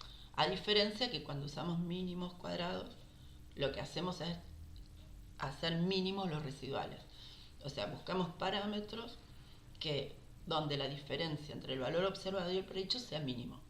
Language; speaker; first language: Spanish; native; Spanish